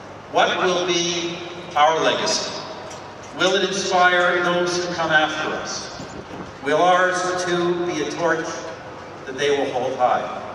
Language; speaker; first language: English; native; English